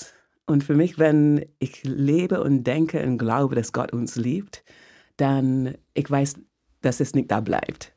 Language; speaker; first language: German; non-native, fluent; English